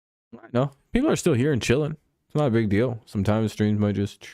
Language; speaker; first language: English; native; English